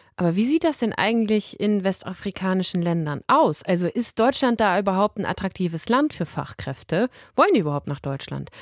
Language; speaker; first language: German; native; German